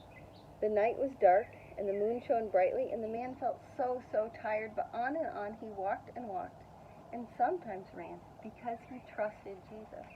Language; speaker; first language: English; native; English